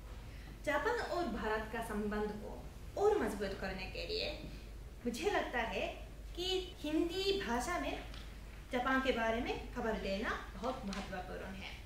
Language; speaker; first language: Hindi; non-native, fluent; Japanese